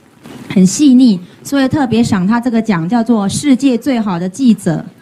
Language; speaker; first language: Chinese; native; Chinese